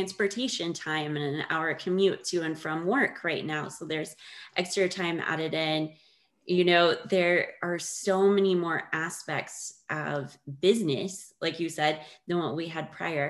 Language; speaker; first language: English; native; English